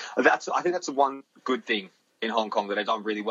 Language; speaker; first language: English; native; English